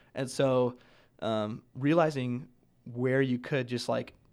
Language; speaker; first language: English; native; English